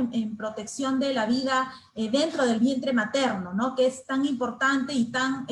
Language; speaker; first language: Spanish; native; Spanish